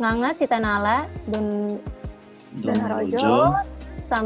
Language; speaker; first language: Indonesian; native; Indonesian